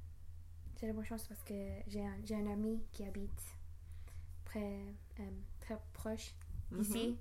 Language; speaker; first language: French; non-native, learner; English